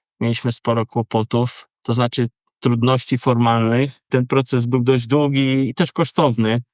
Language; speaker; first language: Polish; native; Polish